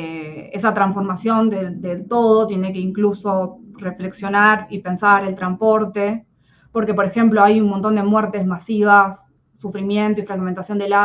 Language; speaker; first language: Spanish; native; Spanish